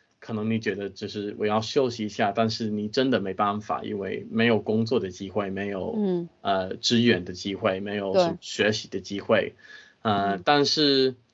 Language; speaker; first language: Chinese; non-native, fluent; English